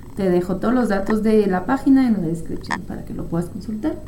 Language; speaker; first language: Spanish; non-native, fluent; French